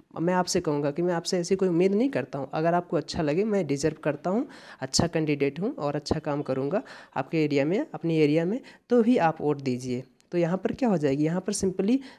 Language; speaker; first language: Hindi; native; Hindi